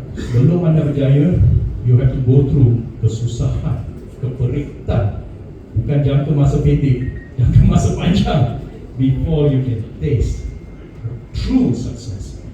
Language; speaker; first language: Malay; non-native, local second language; Chinese